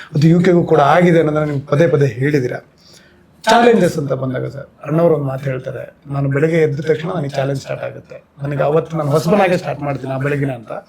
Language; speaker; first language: Kannada; native; Kannada